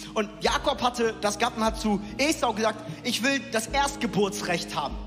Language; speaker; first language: German; native; German